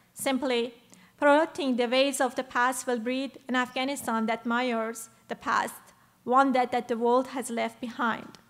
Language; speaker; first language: English; non-native, fluent; Persian